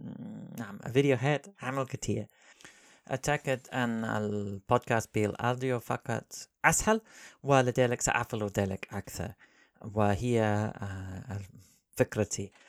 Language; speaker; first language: Arabic; non-native, learner; English